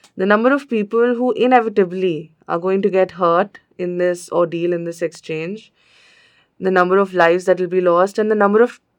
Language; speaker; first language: English; non-native, local second language; Hindi